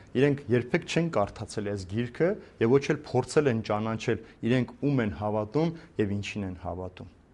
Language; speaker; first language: Armenian; native; Armenian